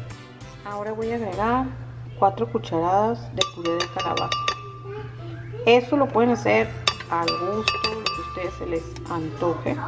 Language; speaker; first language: Spanish; native; Spanish